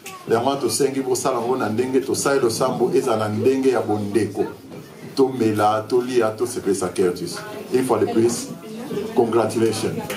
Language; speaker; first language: French; non-native, local second language; Lingala